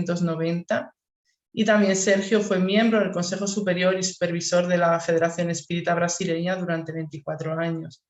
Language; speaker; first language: Spanish; native; Spanish